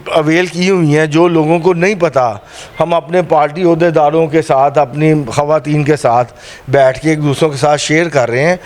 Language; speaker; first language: Urdu; non-native, local second language; Punjabi